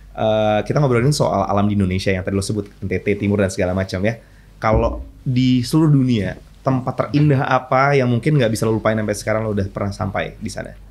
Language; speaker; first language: Indonesian; native; Indonesian